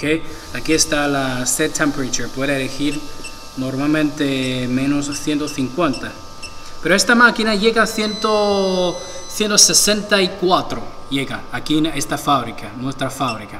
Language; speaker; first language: Spanish; non-native, fluent; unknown